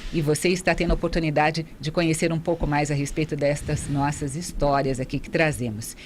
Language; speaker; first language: Portuguese; native; Portuguese